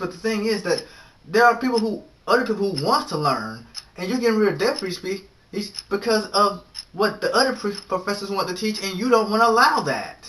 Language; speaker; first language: English; native; English